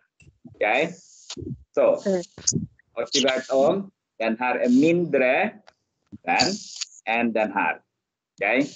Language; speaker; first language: Swedish; non-native, fluent; Arabic